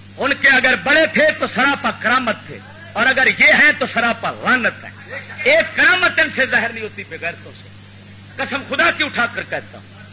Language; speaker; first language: Urdu; non-native, local second language; Punjabi